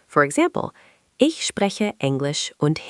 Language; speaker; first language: German; non-native, fluent; English